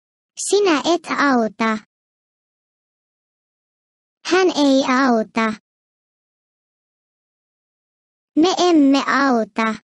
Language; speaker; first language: Finnish; non-native, fluent; Turkish